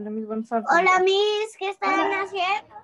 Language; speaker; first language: Spanish; native; Spanish